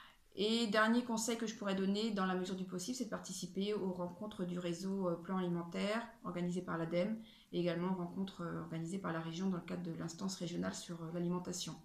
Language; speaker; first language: French; native; French